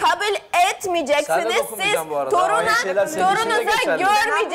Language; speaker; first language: Turkish; non-native, learner; Russian